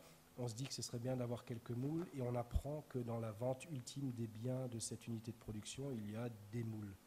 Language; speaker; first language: French; native; French